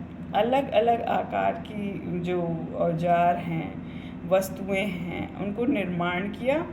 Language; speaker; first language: Hindi; native; Hindi